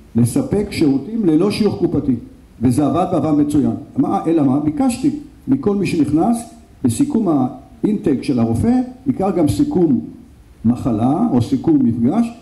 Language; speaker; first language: Hebrew; native; Hebrew